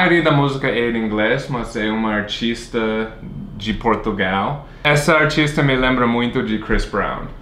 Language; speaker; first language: Portuguese; non-native, fluent; English